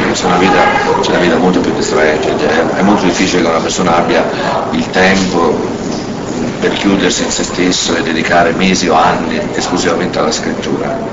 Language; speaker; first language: Italian; native; Italian